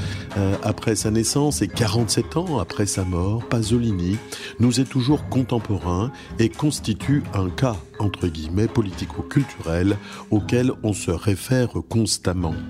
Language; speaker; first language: French; native; French